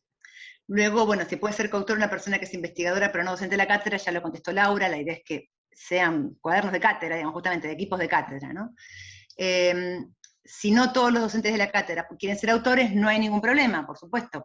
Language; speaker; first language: Spanish; native; Spanish